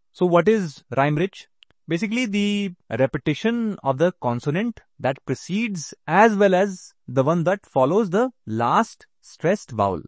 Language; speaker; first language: English; non-native, local second language; Hindi